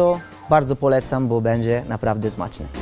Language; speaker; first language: Polish; non-native, learner; Italian